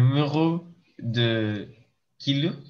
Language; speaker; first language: French; non-native, learner; English